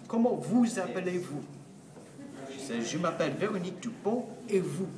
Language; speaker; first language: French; non-native, fluent; English